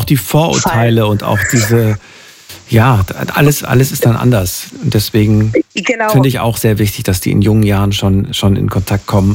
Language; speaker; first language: German; native; German